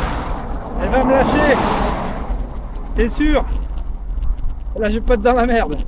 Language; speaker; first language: French; native; French